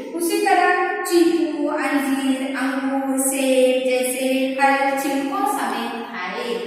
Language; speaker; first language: Urdu; native; Urdu